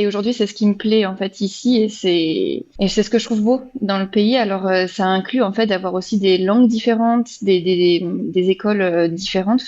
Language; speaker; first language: French; native; French